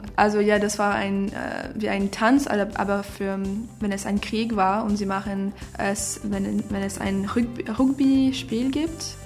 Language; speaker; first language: German; non-native, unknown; English